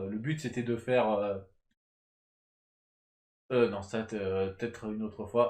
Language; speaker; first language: French; native; French